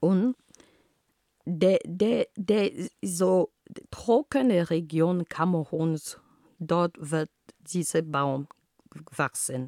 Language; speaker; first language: German; non-native, fluent; Ghomala